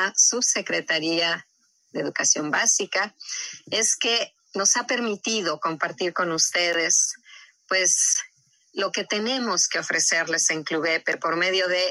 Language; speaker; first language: Spanish; native; Spanish